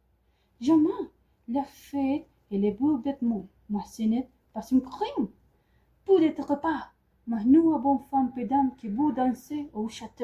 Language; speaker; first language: French; non-native, learner; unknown